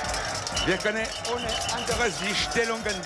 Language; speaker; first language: German; non-native, local second language; Italian